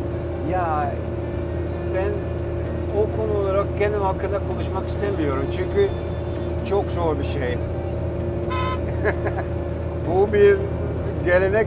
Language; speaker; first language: Turkish; non-native, fluent; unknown